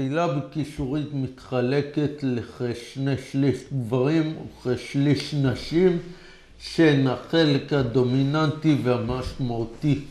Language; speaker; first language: Hebrew; native; Hebrew